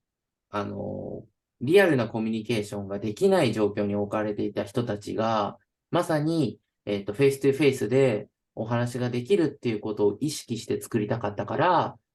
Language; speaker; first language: Japanese; native; Japanese